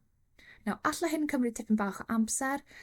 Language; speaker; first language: Welsh; non-native, local second language; English